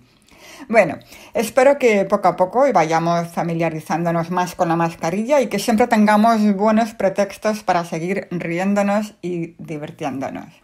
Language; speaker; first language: Spanish; native; Spanish